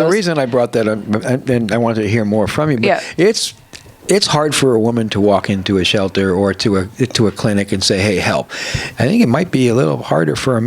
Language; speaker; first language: English; native; English